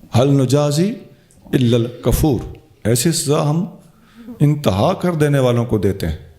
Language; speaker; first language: Urdu; non-native, local second language; Punjabi